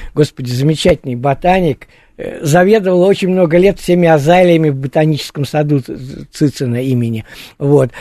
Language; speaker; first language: Russian; native; Russian